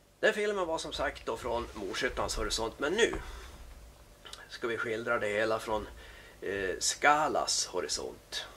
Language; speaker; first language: Swedish; native; Swedish